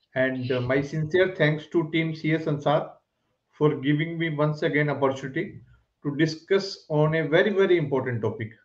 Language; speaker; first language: English; non-native, local second language; Hindi